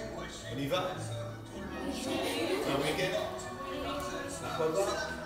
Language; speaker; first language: French; non-native, fluent; Spanish